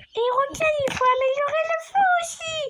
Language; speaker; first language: French; native; French